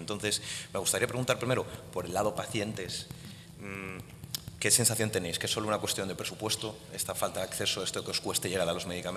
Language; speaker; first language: Spanish; native; Spanish